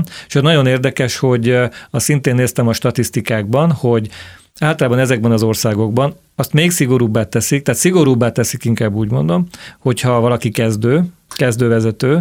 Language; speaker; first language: Hungarian; native; Hungarian